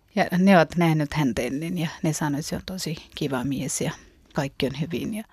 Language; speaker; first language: Finnish; non-native, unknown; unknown